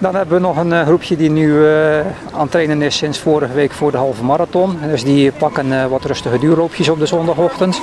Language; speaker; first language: Dutch; native; Dutch